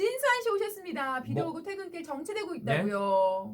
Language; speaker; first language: Korean; native; Korean